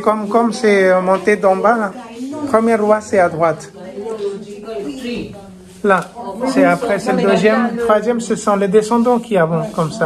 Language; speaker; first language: French; non-native, fluent; Hindi